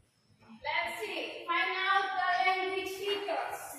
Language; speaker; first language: English; non-native, fluent; Indonesian